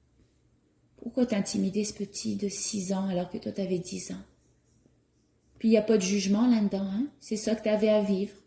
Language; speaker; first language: French; native; French